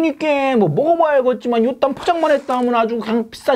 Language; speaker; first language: Korean; native; Korean